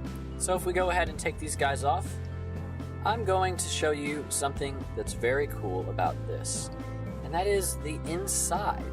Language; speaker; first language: English; native; English